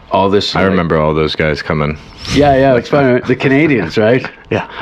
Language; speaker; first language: English; native; English